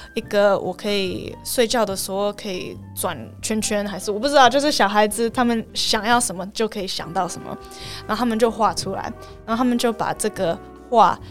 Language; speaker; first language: Chinese; non-native, fluent; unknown